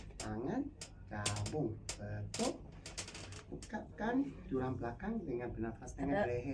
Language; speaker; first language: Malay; non-native, local second language; Cantonese